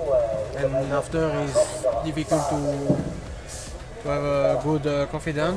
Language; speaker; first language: English; non-native, learner; French